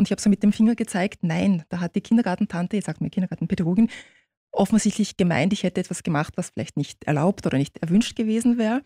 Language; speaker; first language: German; early bilingual, other home language; Turkish